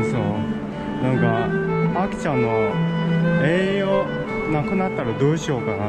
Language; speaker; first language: Japanese; non-native, fluent; Chinese